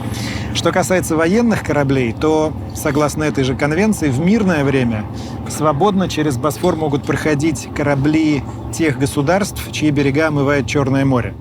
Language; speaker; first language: Russian; native; Russian